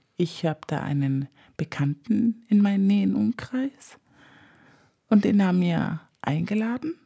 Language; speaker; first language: German; non-native, fluent; Spanish